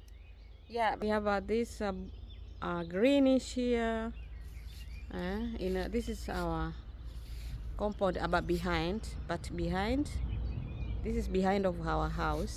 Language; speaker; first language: English; non-native, learner; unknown